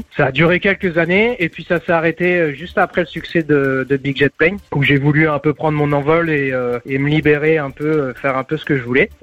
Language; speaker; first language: French; native; French